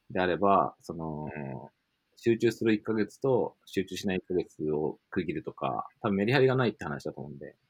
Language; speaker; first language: Japanese; native; Japanese